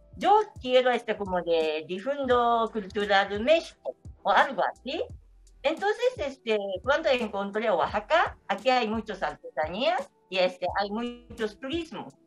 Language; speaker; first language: Spanish; non-native, learner; Japanese